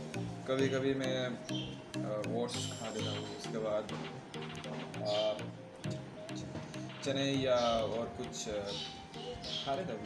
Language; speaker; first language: Hindi; non-native, local second language; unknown